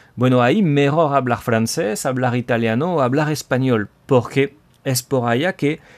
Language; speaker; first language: Spanish; non-native, fluent; French